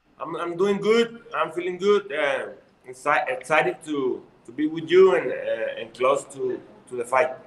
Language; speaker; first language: English; non-native, learner; Spanish